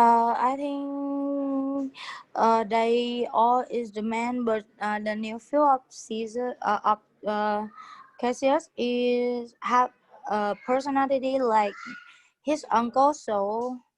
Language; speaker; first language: English; non-native, learner; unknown